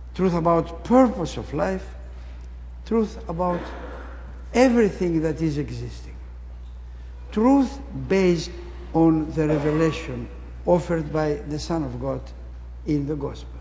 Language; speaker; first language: English; non-native, fluent; Greek